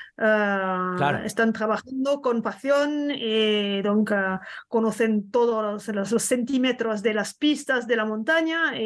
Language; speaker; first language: Spanish; non-native, learner; French